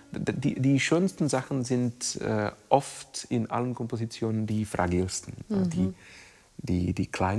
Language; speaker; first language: German; non-native, fluent; Czech